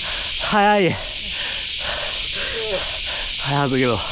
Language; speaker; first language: Chinese; native; Chinese